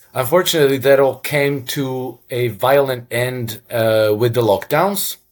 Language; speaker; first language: English; non-native, fluent; Croatian